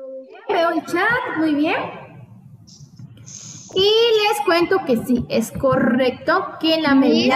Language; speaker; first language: Spanish; native; Spanish